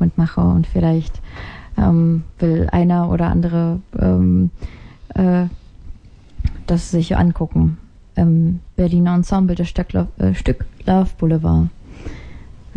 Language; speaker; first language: German; native; German